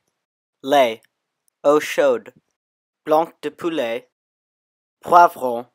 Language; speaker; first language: French; non-native, learner; English